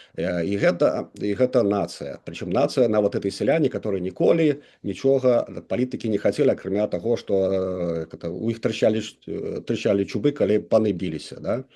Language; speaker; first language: Belarusian; non-native, local second language; Russian